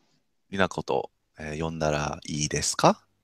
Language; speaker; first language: Japanese; non-native, fluent; English